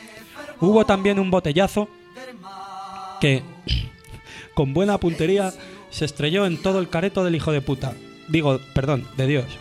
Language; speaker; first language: Spanish; native; Spanish